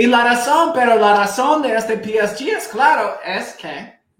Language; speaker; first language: Spanish; non-native, fluent; English